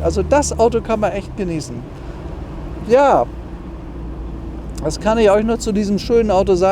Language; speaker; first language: German; native; German